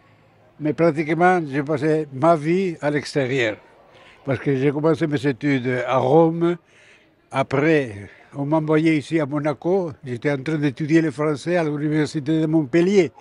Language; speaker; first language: French; non-native, fluent; Spanish